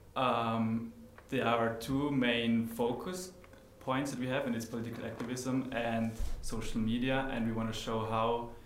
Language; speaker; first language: English; non-native, fluent; German